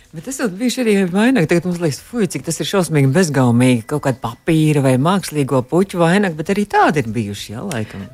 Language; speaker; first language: Latvian; native; Latvian